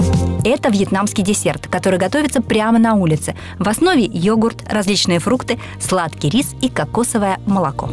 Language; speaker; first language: Russian; native; Russian